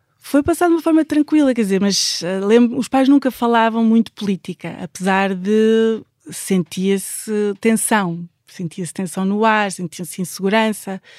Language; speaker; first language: Portuguese; native; Portuguese